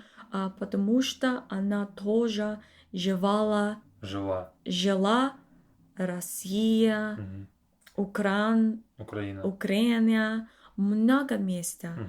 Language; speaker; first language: Russian; non-native, learner; English